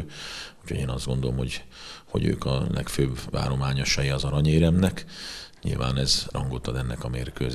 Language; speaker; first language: Hungarian; native; Hungarian